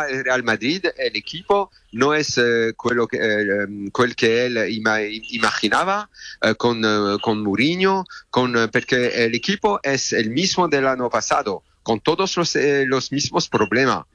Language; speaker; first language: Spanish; non-native, fluent; French